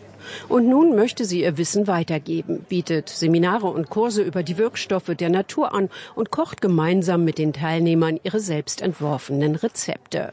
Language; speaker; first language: German; native; German